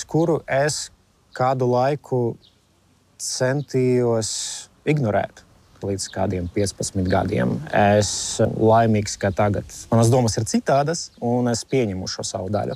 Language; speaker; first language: Latvian; non-native, local second language; Russian